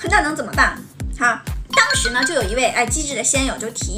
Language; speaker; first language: Chinese; native; Chinese